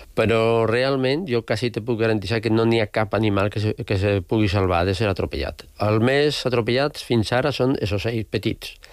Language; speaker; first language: Catalan; non-native, local second language; Spanish